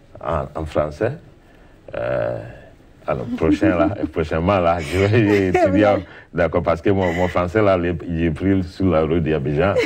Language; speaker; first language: French; non-native, learner; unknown